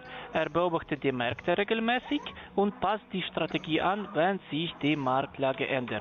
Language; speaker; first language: German; non-native, fluent; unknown